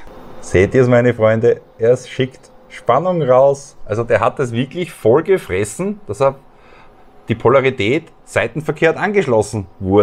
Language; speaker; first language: German; native; German